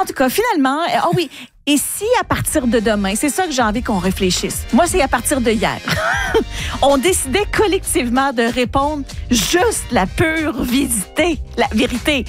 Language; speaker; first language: French; native; French